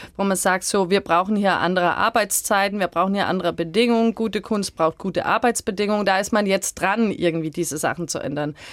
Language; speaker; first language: German; non-native, fluent; Danish